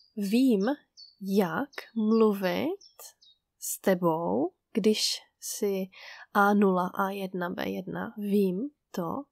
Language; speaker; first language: Czech; native; Czech